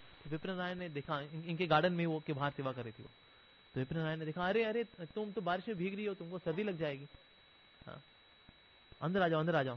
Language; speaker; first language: Hindi; native; Hindi